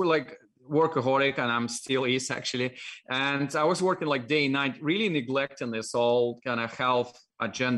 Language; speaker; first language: English; non-native, fluent; Russian